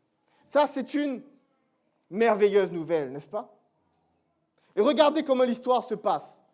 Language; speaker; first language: French; native; French